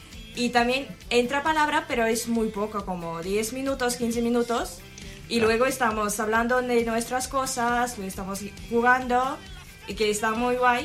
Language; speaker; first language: Spanish; non-native, learner; Ukrainian